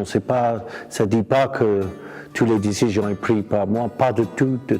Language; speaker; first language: French; non-native, fluent; English